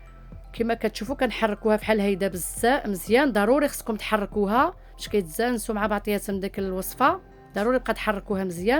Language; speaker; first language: Arabic; native; Arabic